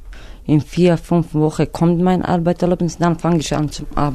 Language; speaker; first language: German; non-native, learner; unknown